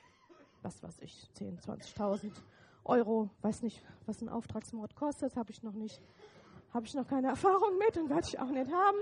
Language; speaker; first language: German; native; German